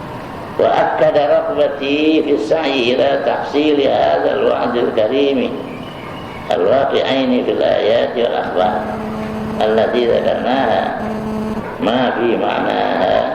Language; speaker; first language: Arabic; non-native, fluent; Indonesian